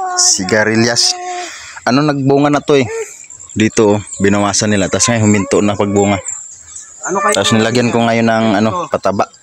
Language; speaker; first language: Filipino; non-native, local second language; Cebuano